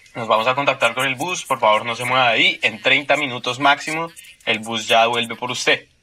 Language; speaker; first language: Spanish; native; Spanish